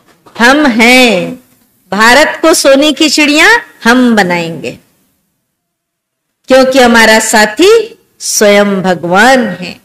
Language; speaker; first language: Hindi; native; Hindi